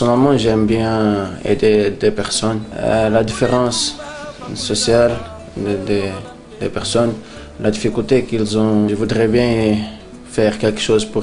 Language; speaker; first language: French; non-native, learner; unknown